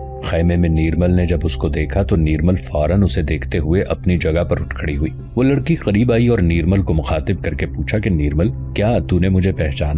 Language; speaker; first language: Urdu; native; Urdu